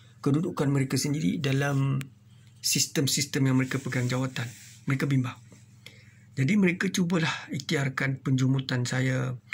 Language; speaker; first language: Malay; non-native, local second language; Tamil